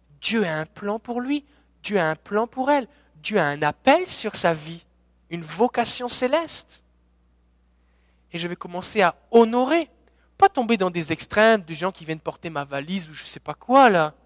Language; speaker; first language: French; native; French